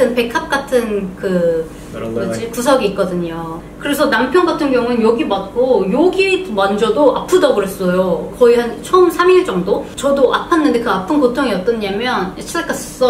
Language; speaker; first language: Korean; early bilingual, heritage; Korean